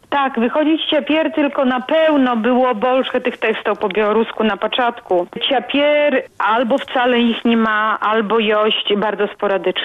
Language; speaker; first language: Polish; non-native, local second language; Belarusian